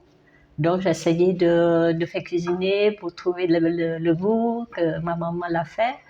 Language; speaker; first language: French; non-native, learner; Vietnamese